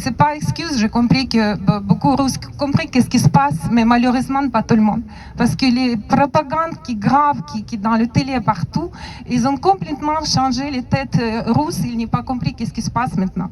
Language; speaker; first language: French; non-native, learner; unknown